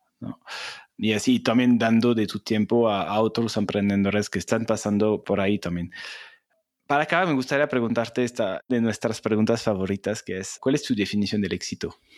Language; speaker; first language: Spanish; non-native, fluent; French